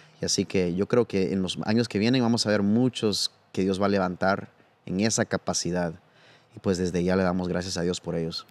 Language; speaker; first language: Spanish; early bilingual, heritage; Spanish